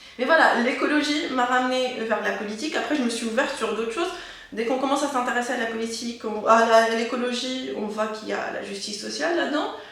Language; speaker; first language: French; non-native, local second language; Arabic